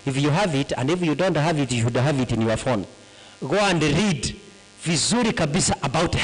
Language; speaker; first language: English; non-native, local second language; Gusii